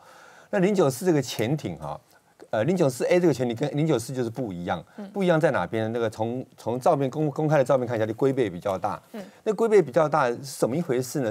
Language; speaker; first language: Chinese; native; Chinese